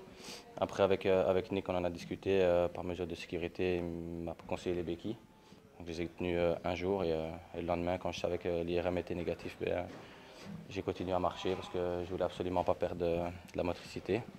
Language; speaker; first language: French; native; French